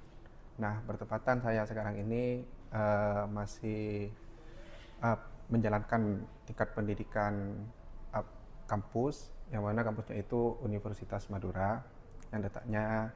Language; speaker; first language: Indonesian; non-native, local second language; Madurese